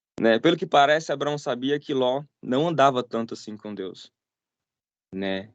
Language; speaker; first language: Portuguese; native; Portuguese